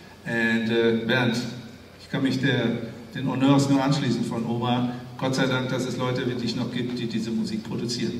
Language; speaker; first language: German; native; German